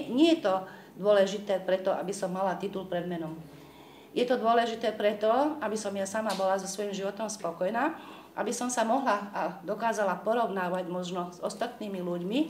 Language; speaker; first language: Slovak; non-native, local second language; Hungarian